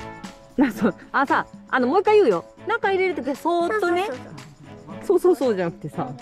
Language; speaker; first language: Japanese; native; Japanese